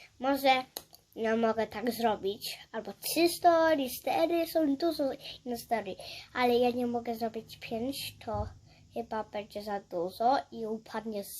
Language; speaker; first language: Polish; early bilingual, heritage; Polish